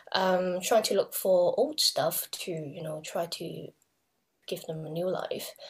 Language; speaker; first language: English; non-native, local second language; Cantonese